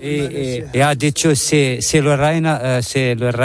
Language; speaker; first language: Spanish; non-native, learner; Arabic